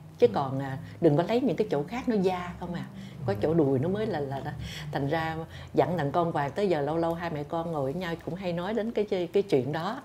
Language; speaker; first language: Vietnamese; native; Vietnamese